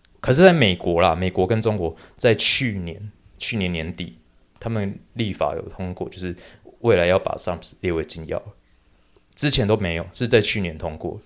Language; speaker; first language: Chinese; native; Chinese